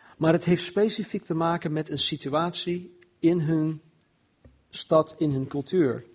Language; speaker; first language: Dutch; non-native, fluent; English